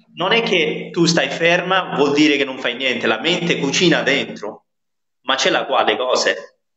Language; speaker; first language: Italian; non-native, fluent; Nepali